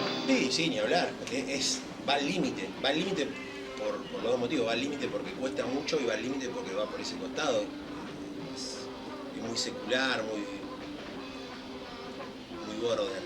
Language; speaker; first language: Spanish; native; Spanish